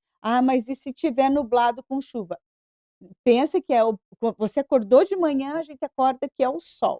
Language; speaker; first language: Portuguese; native; Portuguese